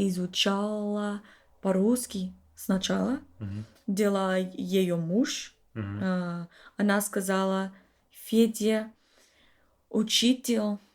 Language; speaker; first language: Russian; non-native, learner; English